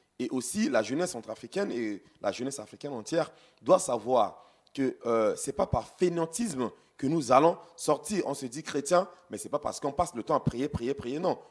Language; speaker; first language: French; non-native, local second language; Sango